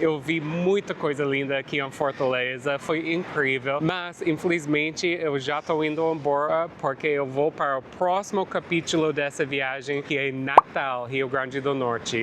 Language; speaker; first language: Portuguese; non-native, fluent; English